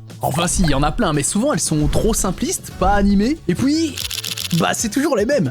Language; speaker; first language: French; native; French